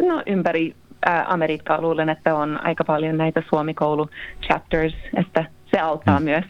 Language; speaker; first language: Finnish; early bilingual, heritage; Finnish